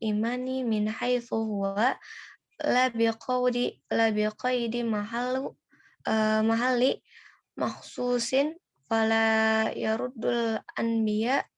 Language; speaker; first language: Arabic; non-native, learner; Indonesian